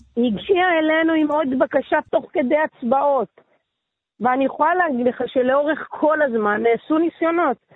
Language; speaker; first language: Hebrew; native; Hebrew